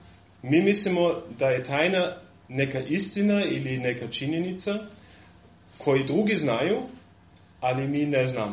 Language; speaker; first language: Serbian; non-native, fluent; German